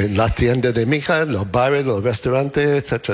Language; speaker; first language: Spanish; non-native, fluent; English